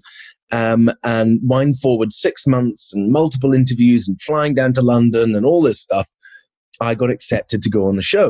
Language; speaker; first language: English; native; English